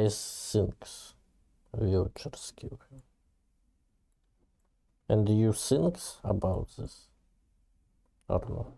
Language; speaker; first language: English; non-native, learner; Russian